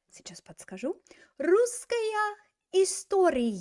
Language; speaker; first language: Russian; non-native, fluent; English